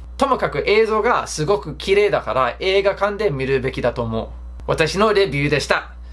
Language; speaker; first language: Japanese; non-native, fluent; English